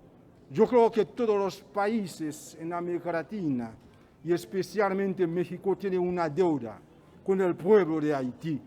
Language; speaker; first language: Spanish; non-native, fluent; Haitian Creole